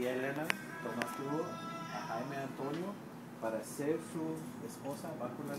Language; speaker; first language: Spanish; early bilingual, heritage; Spanish